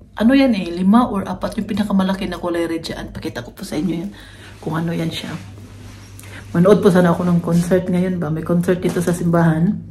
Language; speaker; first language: Filipino; non-native, local second language; Cebuano